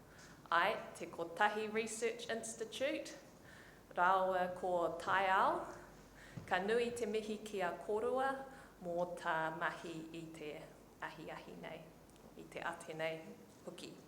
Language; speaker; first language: Māori; non-native, local second language; English